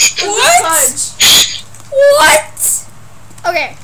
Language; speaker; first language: English; native; English